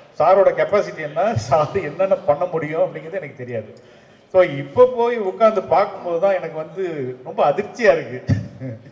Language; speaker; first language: Tamil; native; Tamil